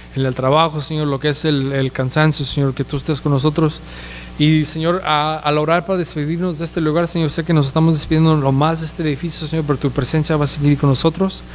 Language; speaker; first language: Spanish; early bilingual, heritage; Spanish